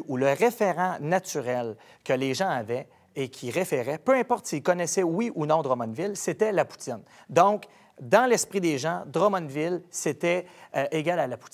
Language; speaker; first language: French; native; French